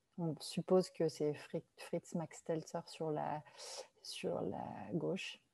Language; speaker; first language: French; native; French